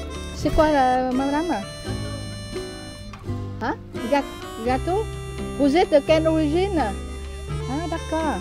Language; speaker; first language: French; non-native, learner; Vietnamese